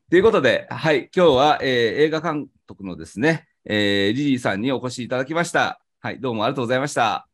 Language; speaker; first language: Japanese; native; Japanese